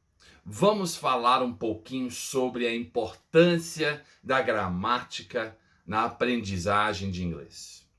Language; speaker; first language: Portuguese; non-native, fluent; English